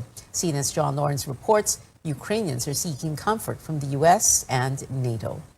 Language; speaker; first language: English; non-native, local second language; Filipino